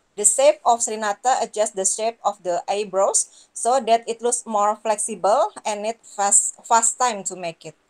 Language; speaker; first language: English; non-native, learner; Indonesian